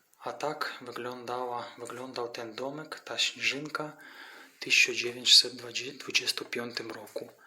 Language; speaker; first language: Polish; non-native, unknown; Ukrainian